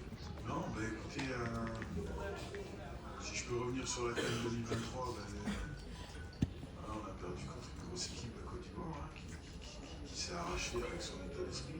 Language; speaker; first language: French; native; French